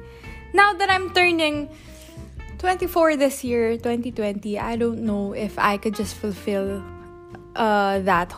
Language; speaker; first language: English; non-native, local second language; Bikol